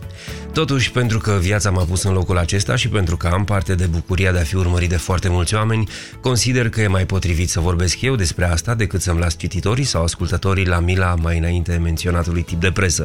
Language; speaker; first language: Romanian; native; Romanian